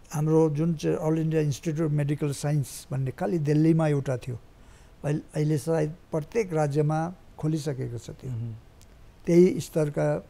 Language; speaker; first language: Nepali; native; Nepali